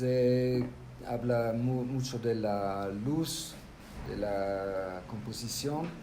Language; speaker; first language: Spanish; non-native, fluent; French